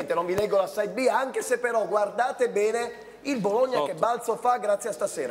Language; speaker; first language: Italian; native; Italian